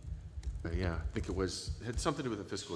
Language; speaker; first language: English; native; English